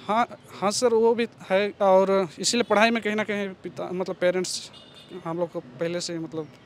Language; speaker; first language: Hindi; native; Hindi